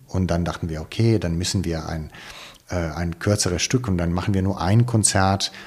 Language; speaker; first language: German; non-native, fluent; Italian